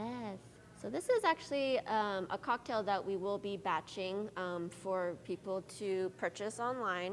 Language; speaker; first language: English; native; English